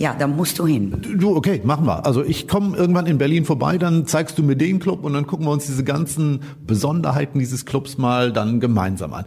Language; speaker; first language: German; native; German